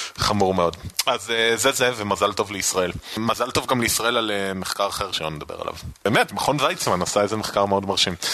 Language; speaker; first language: Hebrew; native; Hebrew